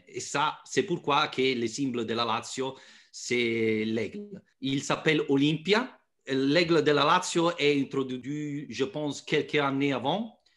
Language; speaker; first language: French; non-native, fluent; Italian